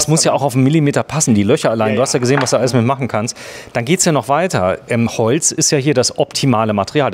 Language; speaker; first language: German; native; German